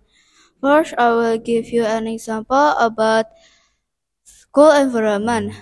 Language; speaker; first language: English; non-native, learner; Indonesian